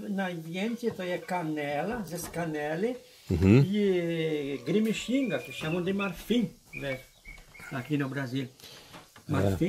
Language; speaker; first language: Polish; early bilingual, heritage; Polish